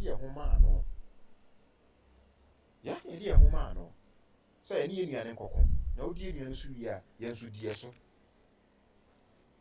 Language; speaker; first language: English; non-native, local second language; Akan